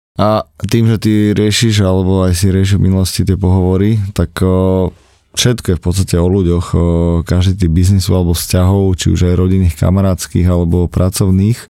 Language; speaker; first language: Slovak; native; Slovak